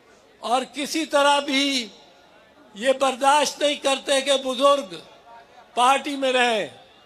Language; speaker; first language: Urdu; non-native, local second language; Punjabi